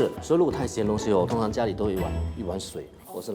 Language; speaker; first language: Chinese; native; Chinese